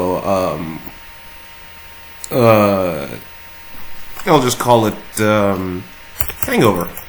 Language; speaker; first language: English; native; English